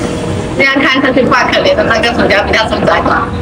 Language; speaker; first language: Chinese; native; Chinese